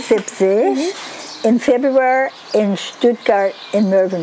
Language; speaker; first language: German; non-native, fluent; English